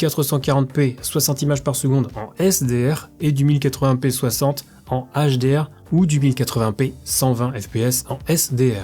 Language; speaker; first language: French; native; French